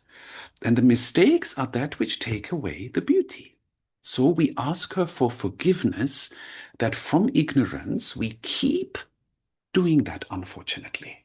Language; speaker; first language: English; non-native, fluent; German